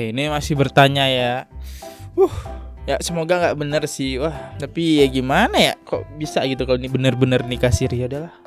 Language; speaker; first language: Indonesian; native; Indonesian